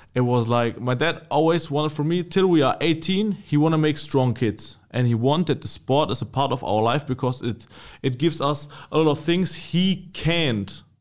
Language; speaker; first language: English; non-native, fluent; German